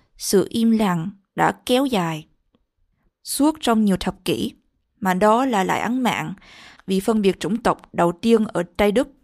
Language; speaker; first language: Vietnamese; early bilingual, heritage; Vietnamese